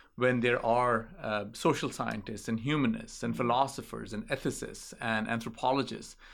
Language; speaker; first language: English; non-native, local second language; Urdu